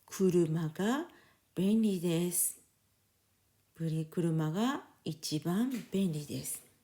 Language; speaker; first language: Japanese; non-native, fluent; French